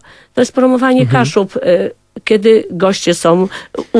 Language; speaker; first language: Polish; non-native, local second language; Kashubian